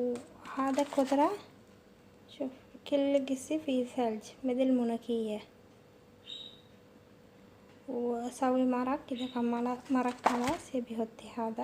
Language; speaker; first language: Arabic; non-native, learner; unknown